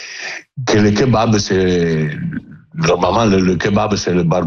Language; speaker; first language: French; non-native, fluent; Italian